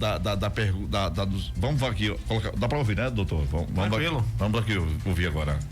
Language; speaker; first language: Portuguese; native; Portuguese